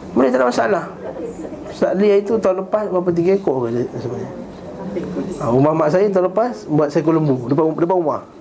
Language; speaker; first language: Malay; native; Malay